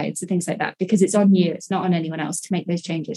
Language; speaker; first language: English; native; English